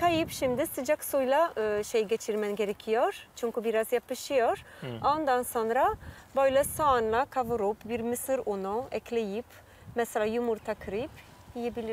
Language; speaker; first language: Turkish; non-native, fluent; Polish